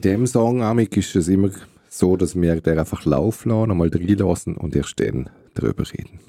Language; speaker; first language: German; native; German